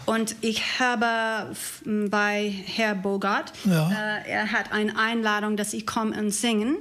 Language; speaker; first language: German; non-native, learner; English